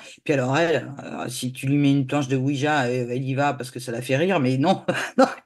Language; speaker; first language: French; native; French